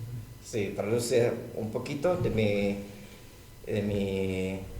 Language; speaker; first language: Spanish; non-native, learner; Thai